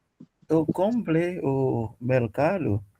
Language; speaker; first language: Portuguese; non-native, learner; Haitian Creole